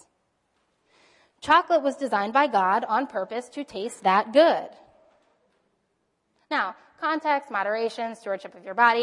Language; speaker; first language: English; native; English